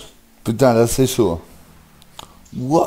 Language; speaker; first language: French; native; French